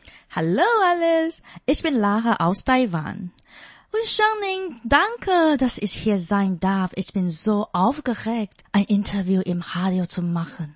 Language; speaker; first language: German; non-native, fluent; Chinese